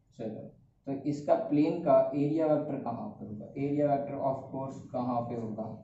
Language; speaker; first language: Hindi; non-native, local second language; Gujarati